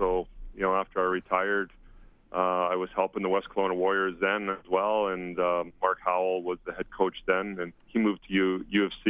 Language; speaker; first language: English; native; English